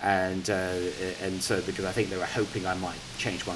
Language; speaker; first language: English; non-native, local second language; Punjabi